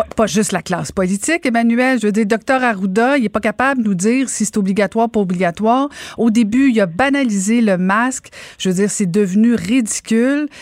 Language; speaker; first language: French; native; French